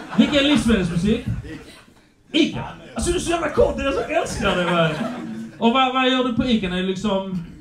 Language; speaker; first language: Swedish; early bilingual, other home language; Polish